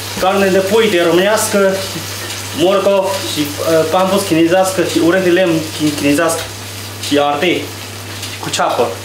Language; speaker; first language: Romanian; non-native, learner; Chinese